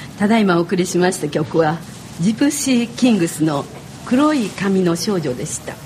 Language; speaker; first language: Japanese; native; Japanese